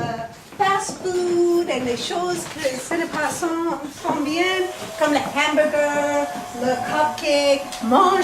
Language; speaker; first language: French; non-native, learner; English